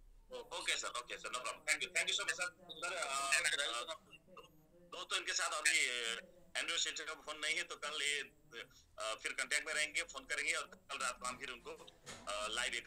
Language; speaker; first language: Hindi; native; Hindi